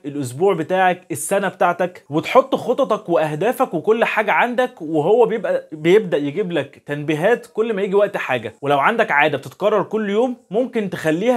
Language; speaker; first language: Arabic; native; Arabic